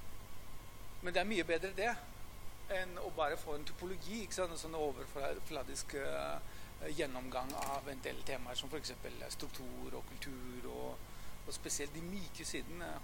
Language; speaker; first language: Norwegian; non-native, fluent; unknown